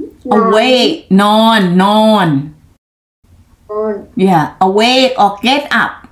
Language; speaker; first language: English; non-native, learner; Thai